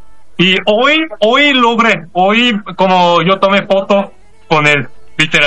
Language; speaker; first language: Spanish; non-native, fluent; Korean